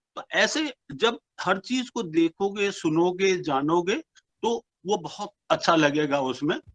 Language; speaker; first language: Hindi; non-native, local second language; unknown